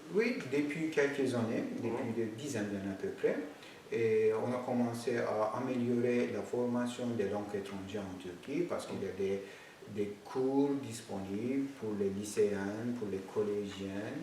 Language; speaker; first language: French; non-native, fluent; Turkish